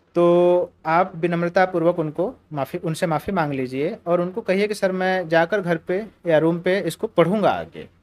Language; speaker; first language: Hindi; native; Hindi